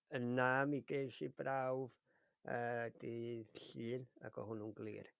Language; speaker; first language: Welsh; native; Welsh